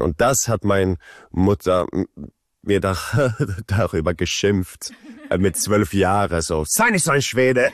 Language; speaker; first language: German; early bilingual, heritage; Swedish